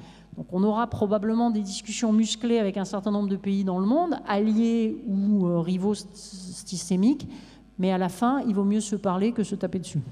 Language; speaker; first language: French; native; French